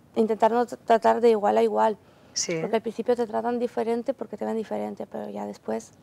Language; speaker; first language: Spanish; non-native, fluent; Ukrainian